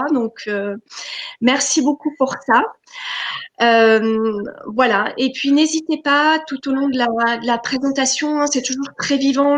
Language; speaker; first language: French; native; French